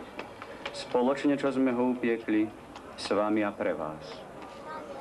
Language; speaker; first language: Slovak; native; Slovak